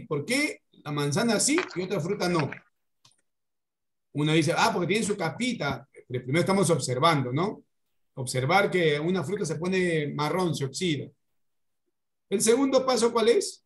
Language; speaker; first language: Spanish; native; Spanish